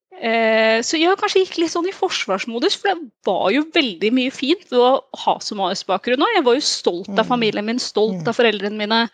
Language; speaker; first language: Norwegian; early bilingual, other home language; Somali